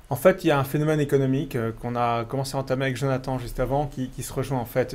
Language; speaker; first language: French; native; French